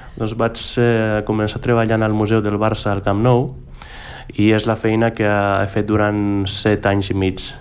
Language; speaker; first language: Catalan; non-native, fluent; Greek